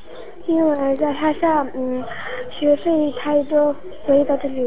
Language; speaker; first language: Chinese; non-native, local second language; Tibetan